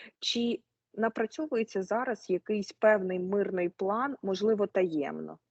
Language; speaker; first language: Ukrainian; native; Ukrainian